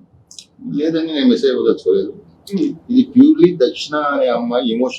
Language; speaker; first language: Telugu; native; Telugu